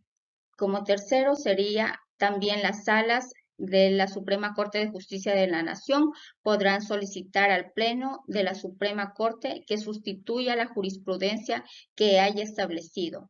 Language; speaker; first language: Spanish; native; Spanish